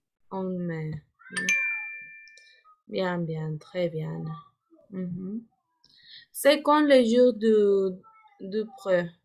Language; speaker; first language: French; non-native, fluent; Spanish